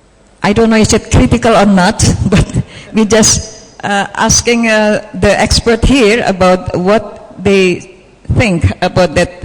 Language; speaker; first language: English; non-native, fluent; Indonesian